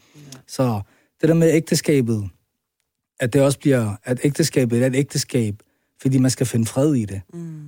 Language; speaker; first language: Danish; early bilingual, other home language; Arabic